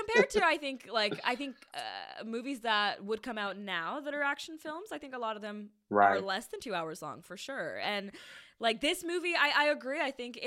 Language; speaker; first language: English; non-native, local second language; Hindi